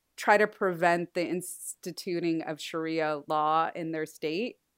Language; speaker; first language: English; native; English